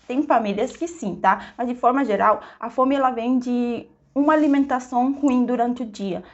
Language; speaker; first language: Portuguese; non-native, fluent; Spanish